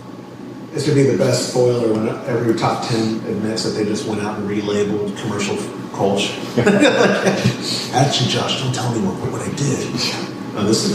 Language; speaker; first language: English; native; English